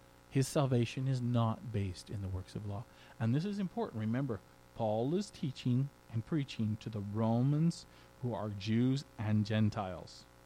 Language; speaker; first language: English; native; English